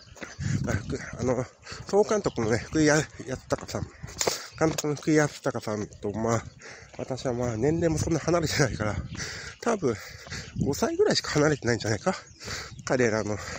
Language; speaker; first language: Japanese; native; Japanese